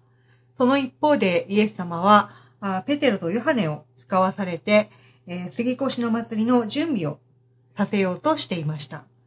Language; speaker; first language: Japanese; native; Japanese